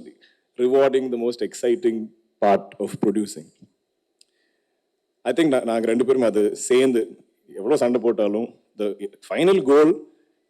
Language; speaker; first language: Tamil; non-native, local second language; Malayalam